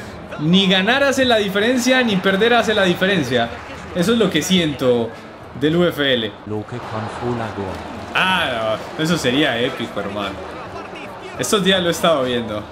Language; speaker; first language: Spanish; native; Spanish